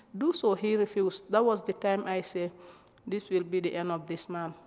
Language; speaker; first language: English; non-native, local second language; Mandingo